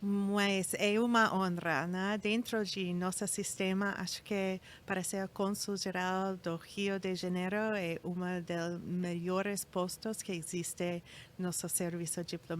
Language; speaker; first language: Portuguese; non-native, fluent; English